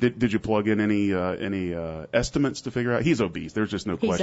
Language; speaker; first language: English; native; English